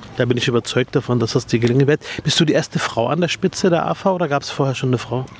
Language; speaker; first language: German; early bilingual, other home language; Arabic